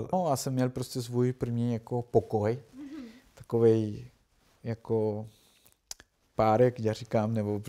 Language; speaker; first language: Czech; non-native, learner; Spanish